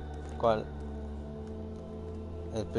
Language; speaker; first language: Spanish; early bilingual, other home language; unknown